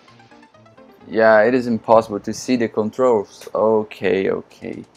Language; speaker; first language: English; non-native, learner; Portuguese